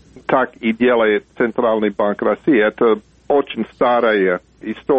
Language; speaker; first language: Russian; non-native, fluent; English